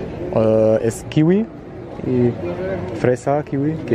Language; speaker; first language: Spanish; non-native, learner; French